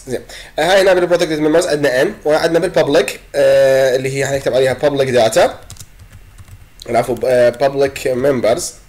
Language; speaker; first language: Arabic; native; Arabic